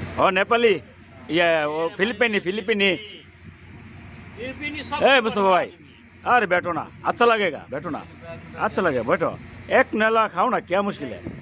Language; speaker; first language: Hindi; non-native, learner; Bangla